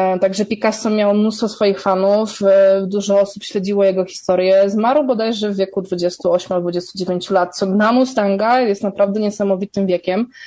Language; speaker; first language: Polish; native; Polish